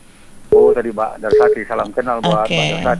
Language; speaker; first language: Indonesian; native; Indonesian